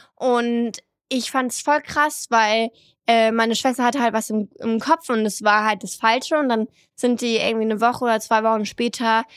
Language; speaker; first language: German; early bilingual, other home language; French